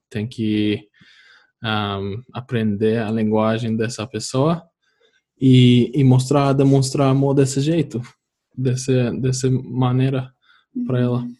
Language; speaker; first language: Portuguese; non-native, fluent; English